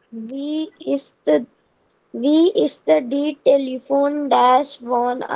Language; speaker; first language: German; non-native, learner; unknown